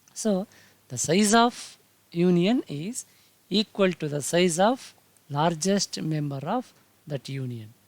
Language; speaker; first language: English; non-native, local second language; Kannada